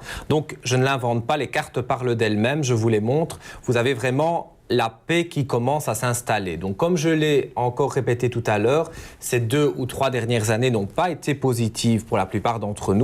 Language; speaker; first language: French; native; French